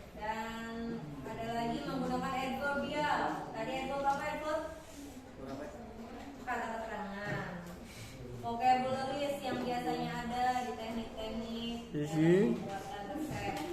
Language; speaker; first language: Indonesian; native; Indonesian